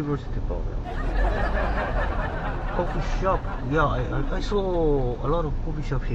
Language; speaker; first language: English; non-native, learner; Korean